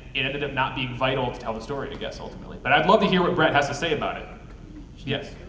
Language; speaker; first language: English; native; English